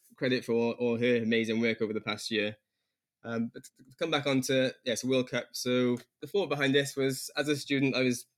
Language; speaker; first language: English; native; English